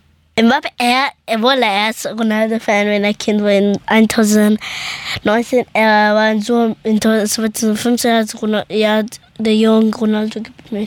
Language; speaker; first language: German; early bilingual, other home language; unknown